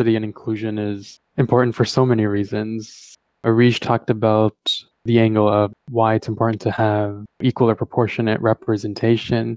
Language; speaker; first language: English; early bilingual, other home language; Tamil